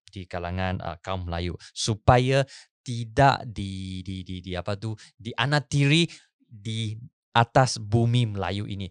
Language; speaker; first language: Malay; non-native, local second language; Chinese